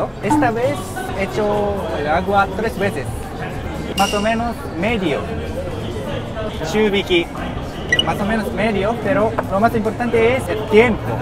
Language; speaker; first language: Spanish; non-native, learner; Japanese